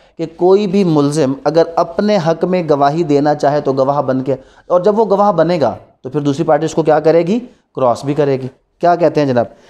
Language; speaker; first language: Urdu; non-native, local second language; Punjabi